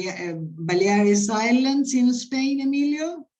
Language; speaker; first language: English; non-native, fluent; Spanish